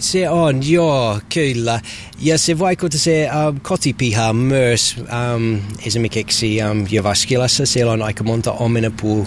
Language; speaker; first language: Finnish; non-native, learner; English